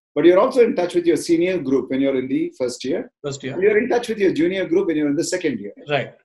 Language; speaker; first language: English; non-native, local second language; Tamil